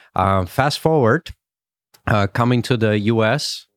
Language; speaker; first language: English; early bilingual, other home language; Russian